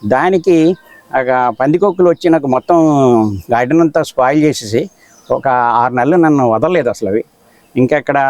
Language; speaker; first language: Telugu; native; Telugu